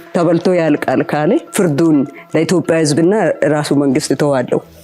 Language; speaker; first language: Amharic; non-native, local second language; Oromo